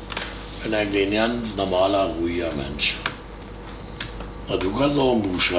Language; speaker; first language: German; native; German